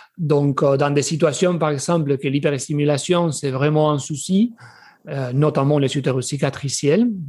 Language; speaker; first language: French; non-native, fluent; Spanish